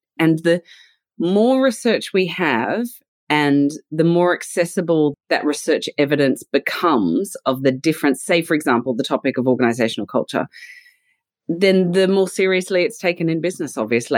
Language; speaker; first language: English; native; English